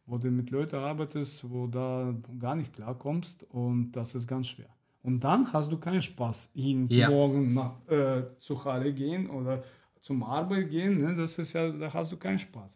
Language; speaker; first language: German; non-native, fluent; Russian